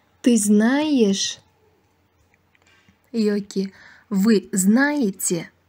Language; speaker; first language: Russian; non-native, fluent; Uzbek